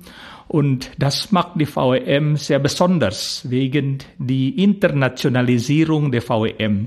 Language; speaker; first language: German; non-native, fluent; Indonesian